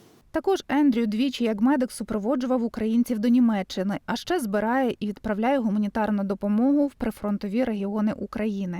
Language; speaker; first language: Ukrainian; native; Ukrainian